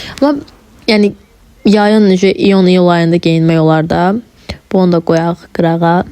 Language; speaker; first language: Azerbaijani; non-native, local second language; Talysh